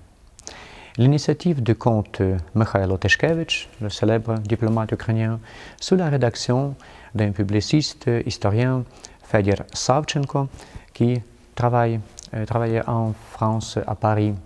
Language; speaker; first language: French; non-native, fluent; Ukrainian